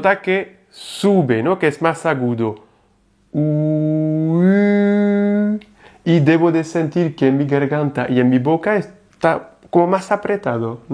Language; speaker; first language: Spanish; non-native, fluent; French